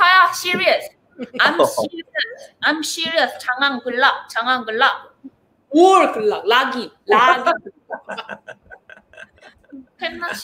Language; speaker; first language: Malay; non-native, learner; Korean